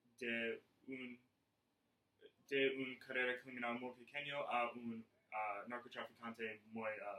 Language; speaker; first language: Spanish; non-native, learner; English